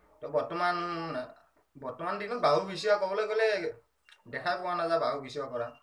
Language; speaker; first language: Assamese; non-native, local second language; Rangpuri